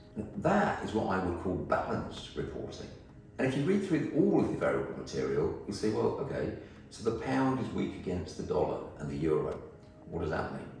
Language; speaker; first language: English; native; English